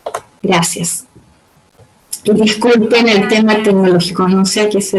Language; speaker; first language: Spanish; native; Spanish